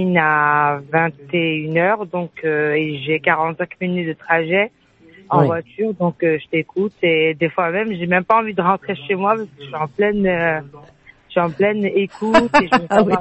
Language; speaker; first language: French; native; French